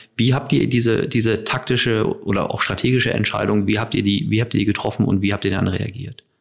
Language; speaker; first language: German; native; German